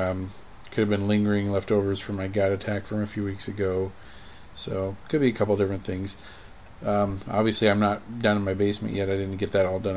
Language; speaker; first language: English; native; English